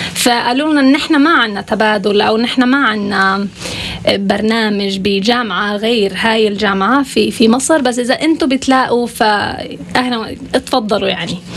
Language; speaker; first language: Arabic; non-native, fluent; Swedish